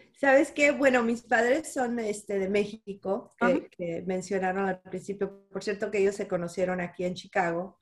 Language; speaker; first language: Spanish; early bilingual, heritage; Spanish